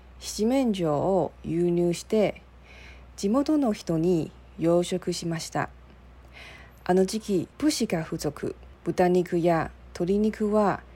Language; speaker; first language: Japanese; non-native, learner; Chinese